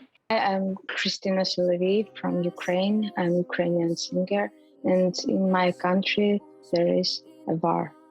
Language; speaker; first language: English; non-native, learner; Ukrainian